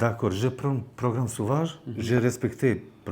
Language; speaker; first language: French; non-native, learner; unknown